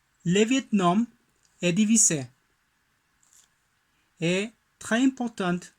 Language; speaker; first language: French; non-native, learner; Spanish